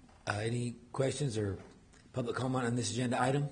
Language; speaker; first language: English; native; English